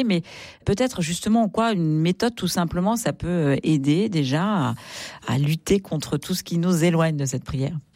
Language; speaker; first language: French; native; French